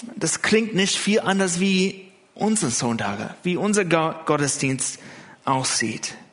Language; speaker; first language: German; non-native, fluent; English